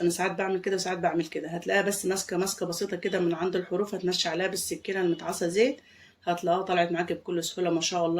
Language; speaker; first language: Arabic; native; Arabic